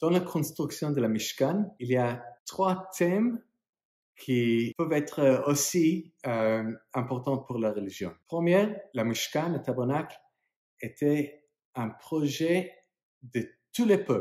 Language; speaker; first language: French; non-native, fluent; English